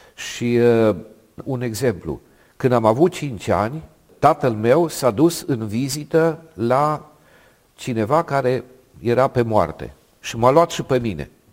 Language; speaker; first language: Romanian; native; Romanian